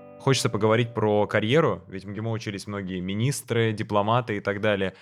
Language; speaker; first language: Russian; native; Russian